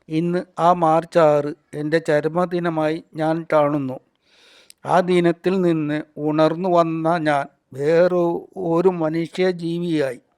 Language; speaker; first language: Malayalam; native; Malayalam